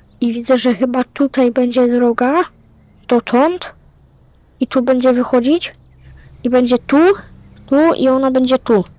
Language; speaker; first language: Polish; native; Polish